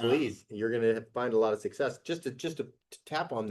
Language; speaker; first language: English; native; English